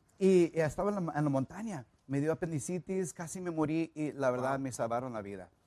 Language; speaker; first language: Spanish; non-native, fluent; English